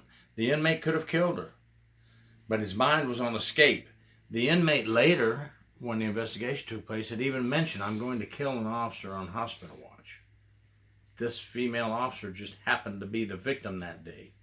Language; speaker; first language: English; native; English